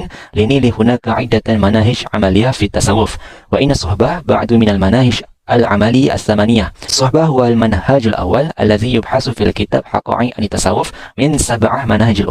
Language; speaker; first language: Arabic; non-native, learner; Malay